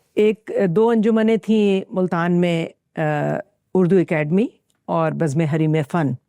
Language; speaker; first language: Urdu; native; Urdu